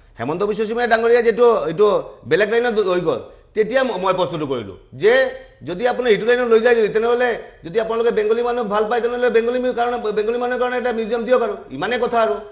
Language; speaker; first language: Assamese; non-native, local second language; Bangla